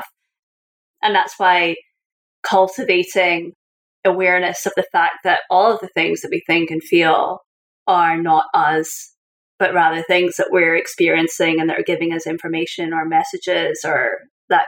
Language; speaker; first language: English; native; English